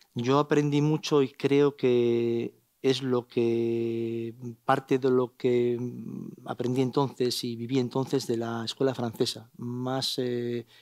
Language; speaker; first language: Spanish; native; Spanish